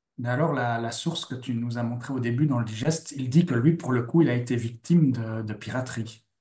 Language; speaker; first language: French; native; French